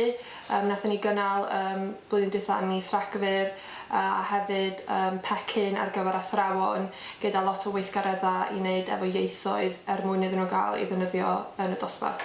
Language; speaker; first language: Welsh; native; Welsh